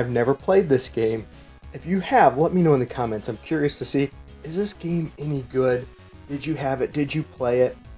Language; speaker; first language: English; native; English